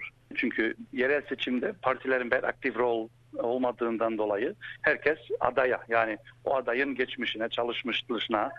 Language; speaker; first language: Turkish; early bilingual, heritage; Turkish